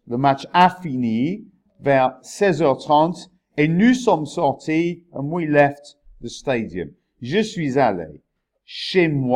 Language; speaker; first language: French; non-native, fluent; English